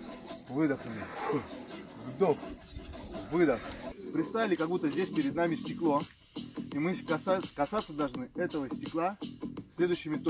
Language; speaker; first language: Russian; native; Russian